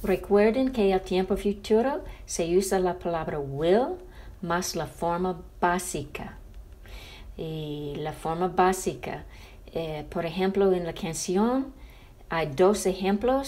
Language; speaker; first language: Spanish; non-native, fluent; English